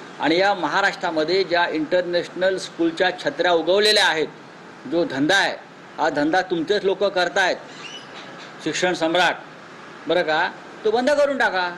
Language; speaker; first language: Marathi; native; Marathi